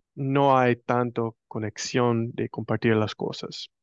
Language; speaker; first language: Spanish; non-native, fluent; English